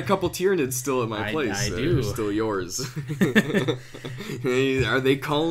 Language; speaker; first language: English; native; English